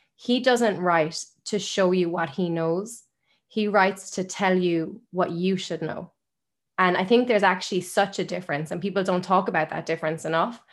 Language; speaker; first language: English; native; English